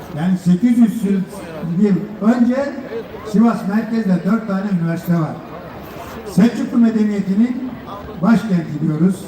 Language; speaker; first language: Turkish; native; Turkish